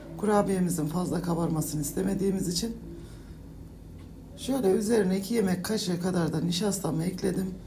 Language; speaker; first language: Turkish; native; Turkish